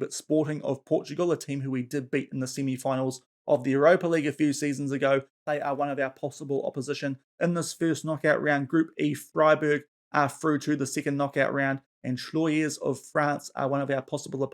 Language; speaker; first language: English; native; English